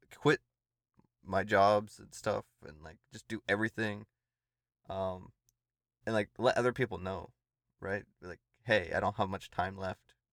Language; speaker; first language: English; native; English